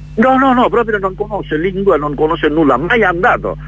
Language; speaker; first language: Italian; non-native, learner; Bangla